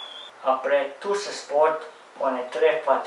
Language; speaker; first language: French; non-native, learner; Croatian